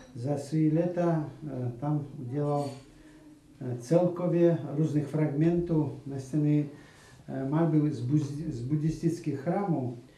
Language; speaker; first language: Czech; non-native, fluent; Russian